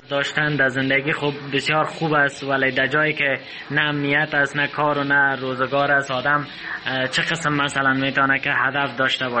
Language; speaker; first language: Persian; native; Persian